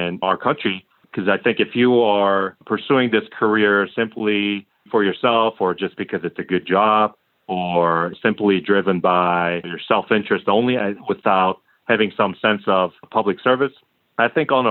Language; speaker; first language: English; non-native, fluent; Korean